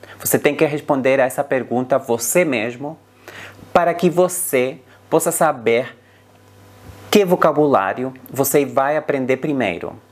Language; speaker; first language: Portuguese; non-native, fluent; Spanish